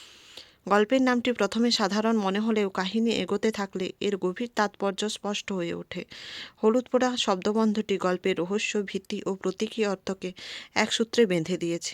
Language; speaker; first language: Bangla; native; Bangla